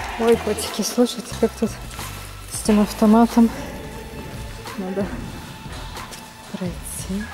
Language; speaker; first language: Russian; native; Russian